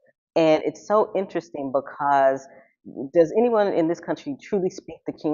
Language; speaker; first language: English; native; English